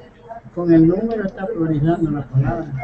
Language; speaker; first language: Spanish; non-native, local second language; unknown